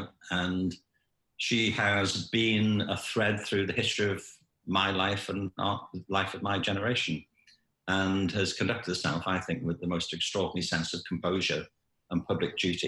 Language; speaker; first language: English; native; English